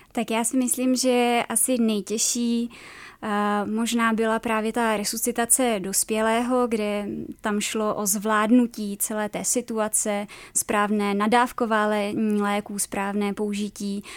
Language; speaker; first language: Czech; native; Czech